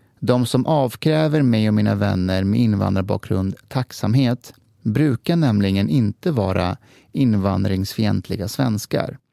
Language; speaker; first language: Swedish; early bilingual, other home language; Persian